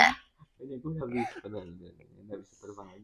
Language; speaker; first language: Indonesian; native; Indonesian